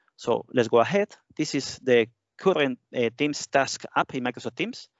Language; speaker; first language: English; non-native, fluent; Spanish